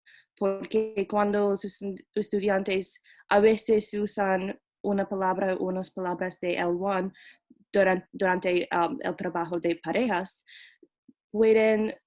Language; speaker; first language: Spanish; non-native, fluent; English